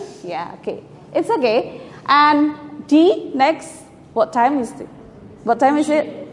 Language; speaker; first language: English; non-native, fluent; Indonesian